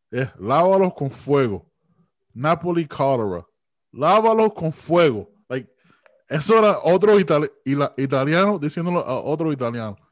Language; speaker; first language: Spanish; early bilingual, heritage; Spanish